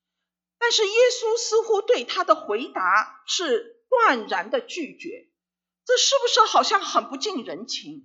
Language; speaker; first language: Chinese; native; Chinese